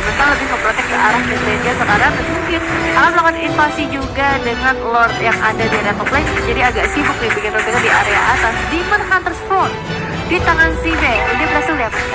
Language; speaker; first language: Indonesian; native; Indonesian